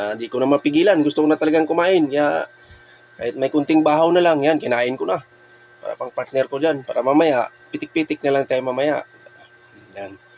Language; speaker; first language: Filipino; non-native, local second language; Cebuano